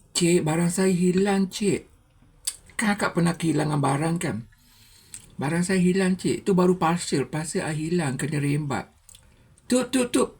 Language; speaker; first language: Malay; native; Malay